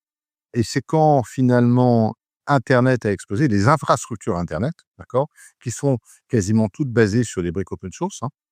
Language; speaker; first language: French; native; French